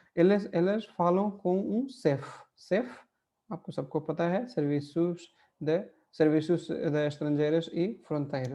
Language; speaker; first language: Portuguese; non-native, fluent; Hindi